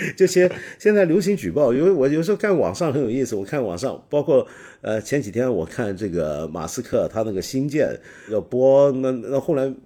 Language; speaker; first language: Chinese; non-native, local second language; Cantonese